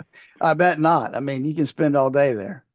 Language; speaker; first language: English; native; English